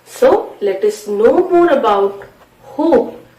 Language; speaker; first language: English; non-native, local second language; Marathi